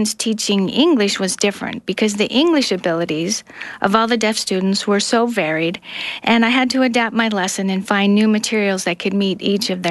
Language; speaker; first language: English; non-native, local second language; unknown